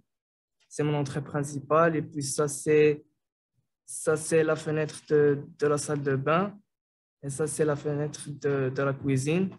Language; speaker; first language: French; non-native, local second language; Arabic